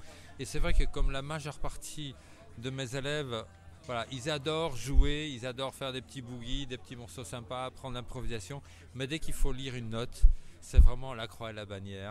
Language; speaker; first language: French; native; French